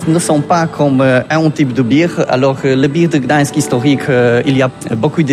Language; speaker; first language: French; non-native, learner; Polish